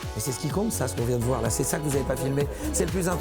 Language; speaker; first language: French; native; French